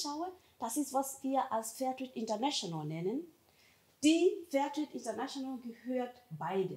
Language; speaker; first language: German; non-native, fluent; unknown